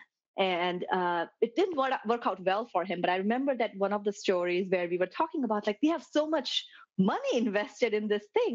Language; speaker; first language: English; non-native, local second language; Gujarati